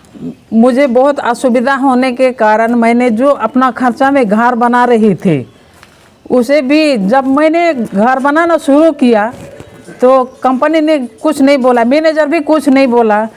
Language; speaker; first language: Hindi; non-native, local second language; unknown